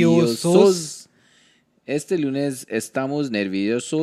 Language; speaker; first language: Spanish; non-native, learner; Hindi